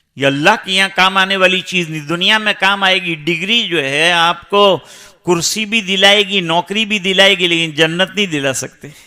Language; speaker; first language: Urdu; non-native, local second language; Gujarati